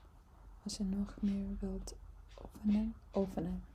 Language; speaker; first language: Dutch; non-native, learner; English